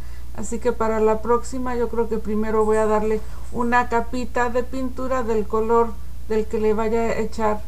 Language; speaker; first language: Spanish; native; Spanish